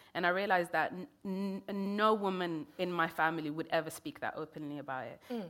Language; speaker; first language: English; native; English